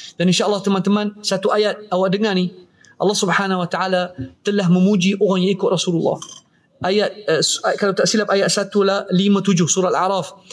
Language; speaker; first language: Malay; native; Malay